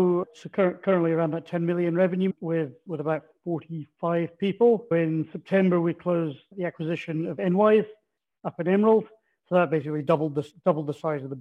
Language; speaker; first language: English; native; English